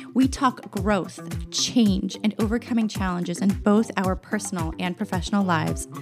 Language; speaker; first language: English; early bilingual, other home language; Russian